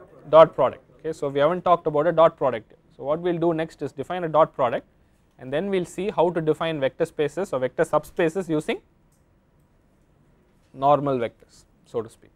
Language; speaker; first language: English; non-native, local second language; Tamil